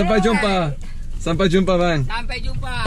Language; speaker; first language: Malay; non-native, learner; English